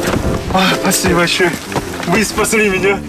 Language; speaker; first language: Russian; non-native, learner; Korean